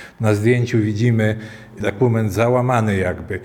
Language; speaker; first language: Polish; native; Polish